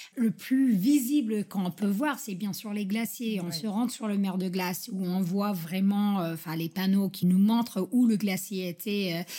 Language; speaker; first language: French; non-native, fluent; English